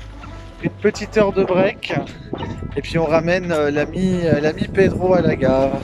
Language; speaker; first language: French; native; French